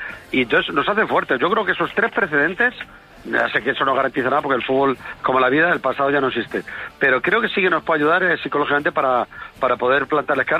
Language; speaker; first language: Spanish; native; Spanish